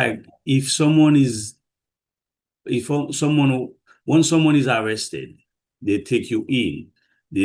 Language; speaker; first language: English; non-native, fluent; Haitian Creole